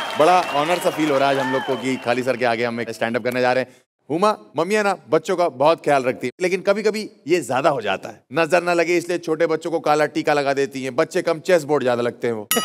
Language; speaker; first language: Hindi; native; Hindi